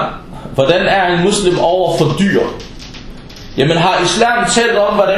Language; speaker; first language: Danish; non-native, local second language; Arabic